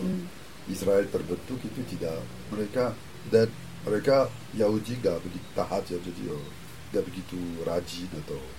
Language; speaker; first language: Indonesian; non-native, fluent; French